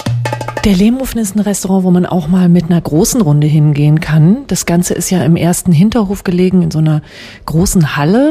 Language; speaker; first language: German; native; German